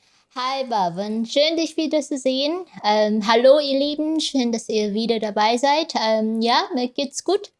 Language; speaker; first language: German; non-native, fluent; Vietnamese